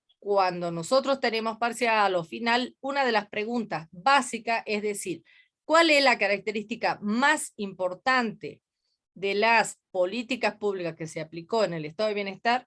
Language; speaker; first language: Spanish; native; Spanish